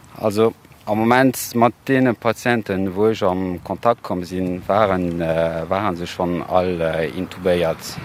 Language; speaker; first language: Luxembourgish; native; Luxembourgish